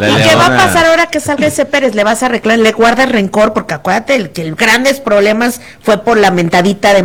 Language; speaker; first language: Spanish; native; Spanish